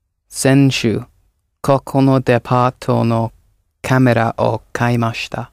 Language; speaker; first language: Japanese; non-native, learner; English